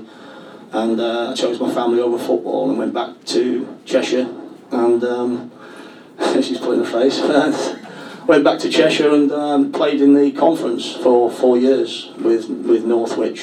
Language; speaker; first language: English; native; English